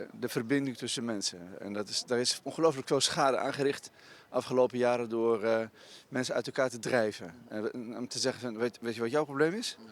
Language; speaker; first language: Dutch; non-native, fluent; Riffian